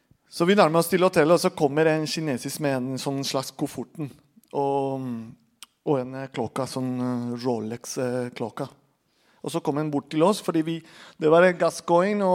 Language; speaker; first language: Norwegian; non-native, fluent; Spanish